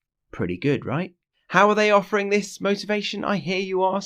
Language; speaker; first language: English; native; English